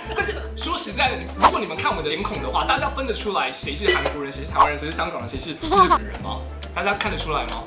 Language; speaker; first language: Chinese; native; Chinese